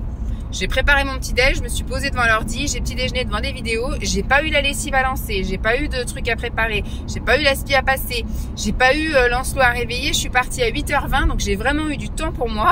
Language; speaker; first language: French; native; French